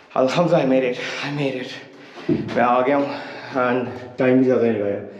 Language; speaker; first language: Urdu; non-native, local second language; Punjabi